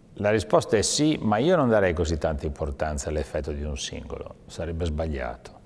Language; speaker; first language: Italian; native; Italian